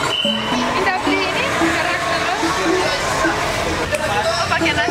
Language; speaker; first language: Indonesian; non-native, learner; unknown